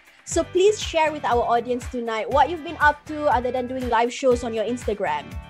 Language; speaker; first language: English; non-native, local second language; Malay